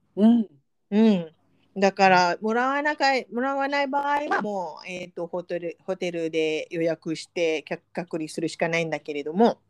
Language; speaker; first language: Japanese; non-native, fluent; Malay